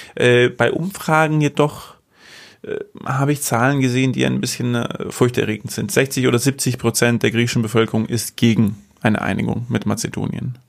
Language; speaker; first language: German; non-native, fluent; Greek